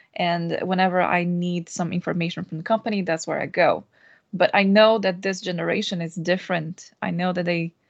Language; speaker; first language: English; non-native, fluent; Portuguese